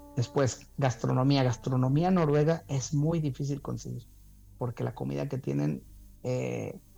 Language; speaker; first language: Spanish; native; Spanish